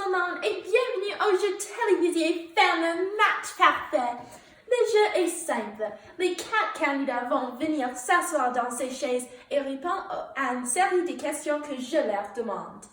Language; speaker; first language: French; non-native, learner; English